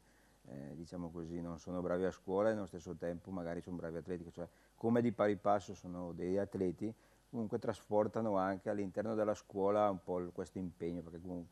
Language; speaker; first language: Italian; native; Italian